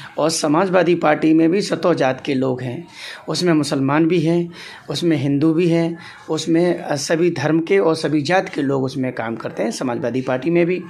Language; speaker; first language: Hindi; native; Hindi